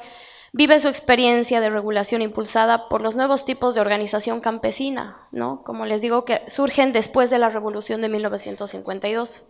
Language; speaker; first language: Spanish; native; Spanish